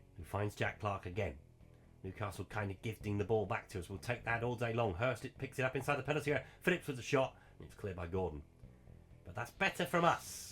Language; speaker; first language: English; native; English